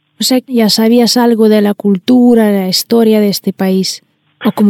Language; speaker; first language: Spanish; non-native, fluent; Russian